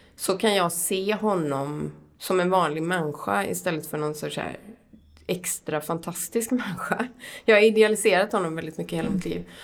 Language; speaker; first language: Swedish; native; Swedish